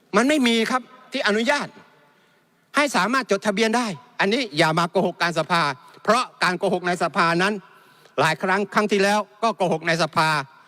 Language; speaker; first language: Thai; non-native, local second language; Malay